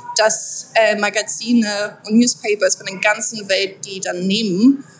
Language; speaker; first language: German; non-native, fluent; French